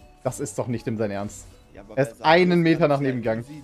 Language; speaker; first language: German; native; German